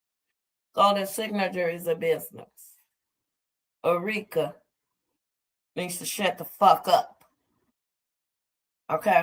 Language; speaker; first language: English; native; English